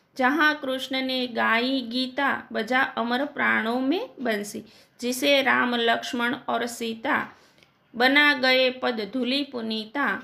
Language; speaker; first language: Hindi; non-native, local second language; Gujarati